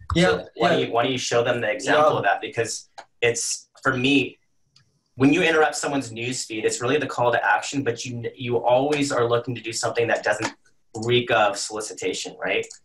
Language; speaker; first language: English; native; English